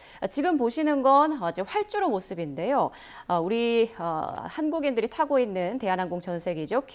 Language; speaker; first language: Korean; native; Korean